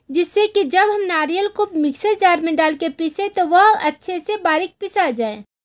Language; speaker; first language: Hindi; native; Hindi